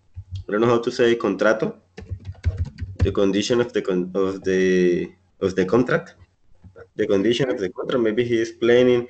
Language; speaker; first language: English; non-native, learner; Spanish